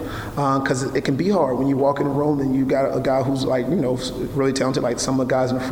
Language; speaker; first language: English; native; English